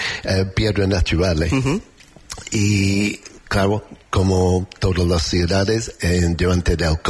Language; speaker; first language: Spanish; non-native, learner; English